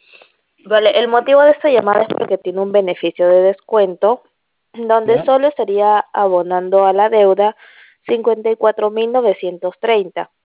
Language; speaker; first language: Spanish; native; Spanish